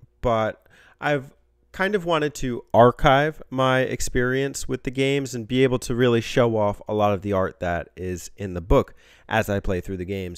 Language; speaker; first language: English; native; English